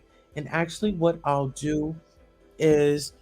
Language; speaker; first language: English; native; English